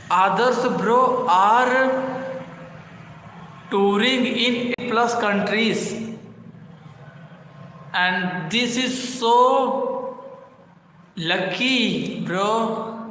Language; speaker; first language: English; non-native, learner; Hindi